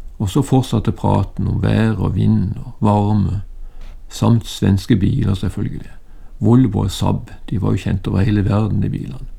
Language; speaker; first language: Norwegian; native; Norwegian